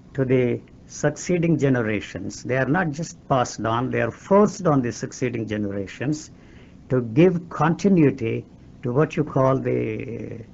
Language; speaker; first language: English; non-native, local second language; Telugu